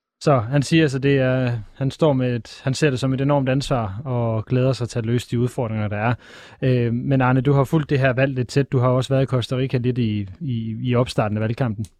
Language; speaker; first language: Danish; native; Danish